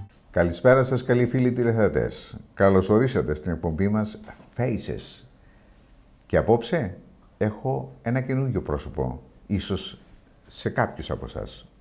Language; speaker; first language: Greek; native; Greek